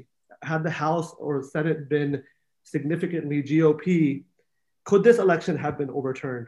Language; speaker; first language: English; non-native, local second language; Urdu